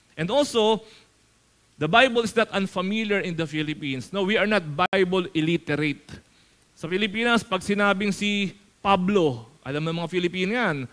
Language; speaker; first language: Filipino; native; Filipino